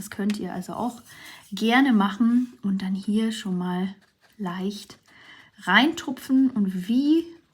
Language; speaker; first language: German; native; German